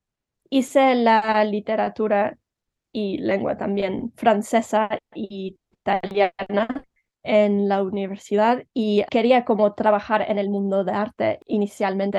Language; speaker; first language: Spanish; early bilingual, heritage; Spanish